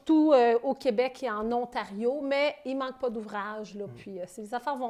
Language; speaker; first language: French; native; French